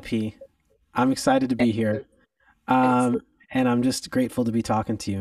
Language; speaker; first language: English; native; English